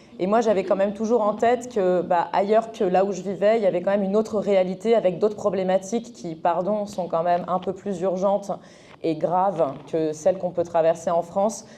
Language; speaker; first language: French; early bilingual, other home language; Arabic